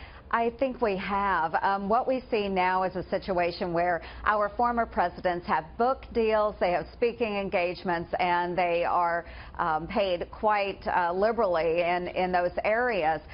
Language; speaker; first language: English; native; English